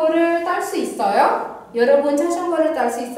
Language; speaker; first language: Korean; non-native, fluent; Indonesian